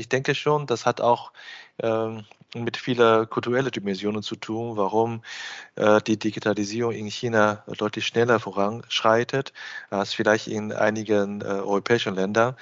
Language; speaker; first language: German; non-native, fluent; Chinese